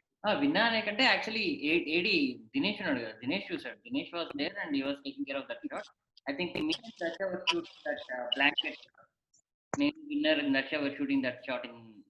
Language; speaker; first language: Telugu; native; Telugu